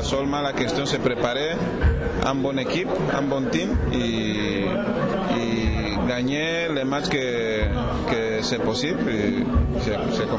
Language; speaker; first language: French; non-native, learner; Spanish